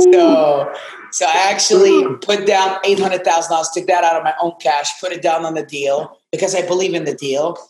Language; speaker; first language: English; non-native, fluent; Arabic